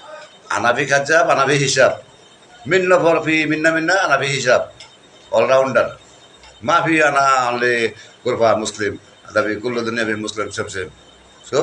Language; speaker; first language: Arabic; non-native, learner; Bangla